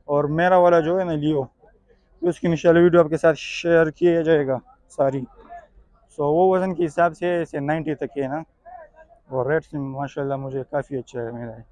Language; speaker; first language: Urdu; non-native, local second language; Pashto